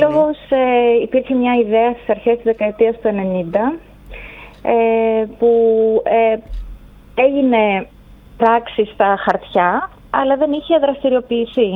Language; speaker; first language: Greek; native; Greek